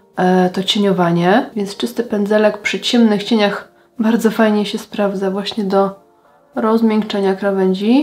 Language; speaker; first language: Polish; native; Polish